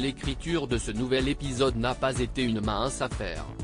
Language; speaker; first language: French; native; French